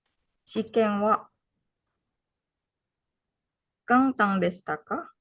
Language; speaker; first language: Japanese; non-native, learner; Indonesian